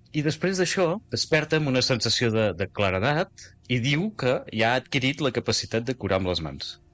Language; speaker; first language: Catalan; native; Catalan